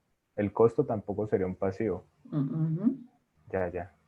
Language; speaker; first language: Spanish; native; Spanish